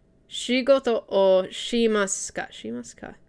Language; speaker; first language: Japanese; non-native, learner; English